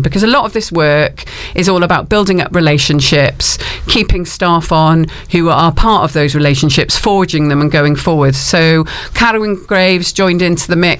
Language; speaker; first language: English; native; English